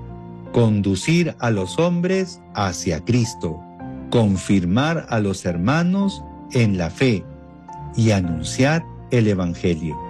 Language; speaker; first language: Spanish; native; Spanish